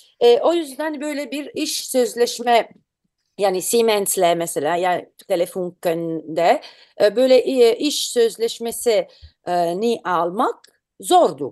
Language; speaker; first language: Turkish; non-native, learner; Italian